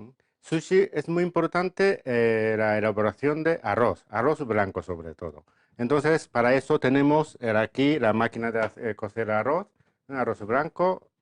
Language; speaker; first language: Spanish; non-native, fluent; Japanese